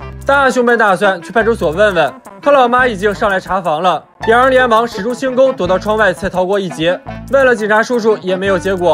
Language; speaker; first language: Chinese; native; Chinese